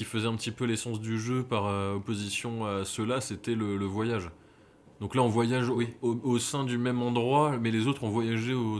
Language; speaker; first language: French; native; French